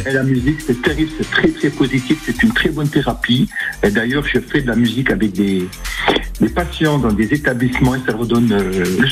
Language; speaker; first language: French; native; French